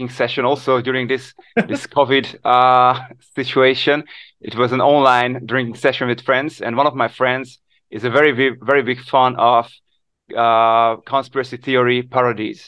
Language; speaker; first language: English; non-native, fluent; Hungarian